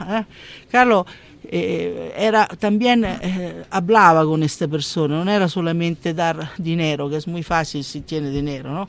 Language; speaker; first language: Spanish; non-native, learner; Italian